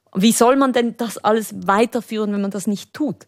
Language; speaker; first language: German; early bilingual, other home language; Spanish